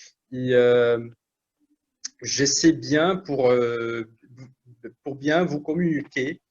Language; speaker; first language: French; non-native, learner; Arabic